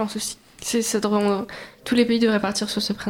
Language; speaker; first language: French; native; French